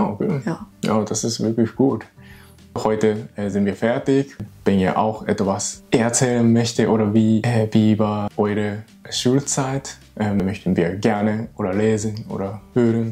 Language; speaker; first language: German; non-native, learner; Japanese